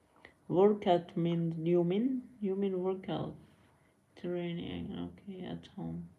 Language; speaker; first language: English; non-native, learner; Persian